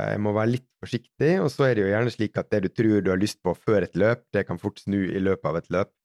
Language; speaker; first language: Norwegian; native; Norwegian